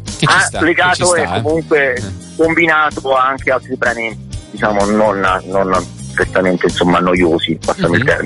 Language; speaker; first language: Italian; native; Italian